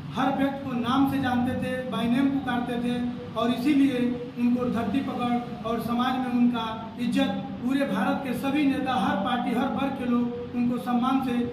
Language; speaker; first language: Hindi; native; Hindi